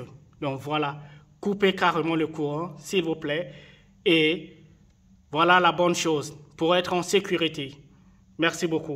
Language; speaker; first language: French; non-native, local second language; Arabic